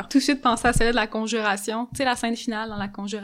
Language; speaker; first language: French; native; French